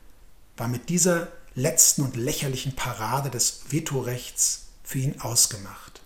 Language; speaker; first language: German; native; German